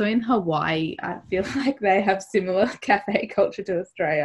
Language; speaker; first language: English; native; English